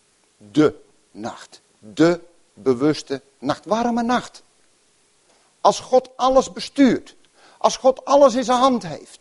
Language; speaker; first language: Dutch; native; Dutch